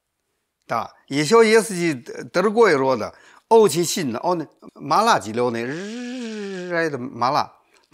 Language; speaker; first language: Russian; non-native, learner; Chinese